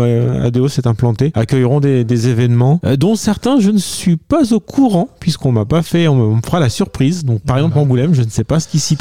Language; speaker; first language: French; native; French